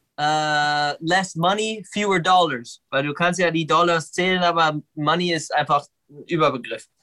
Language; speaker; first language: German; non-native, fluent; English